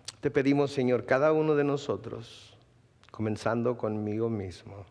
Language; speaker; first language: Spanish; native; Spanish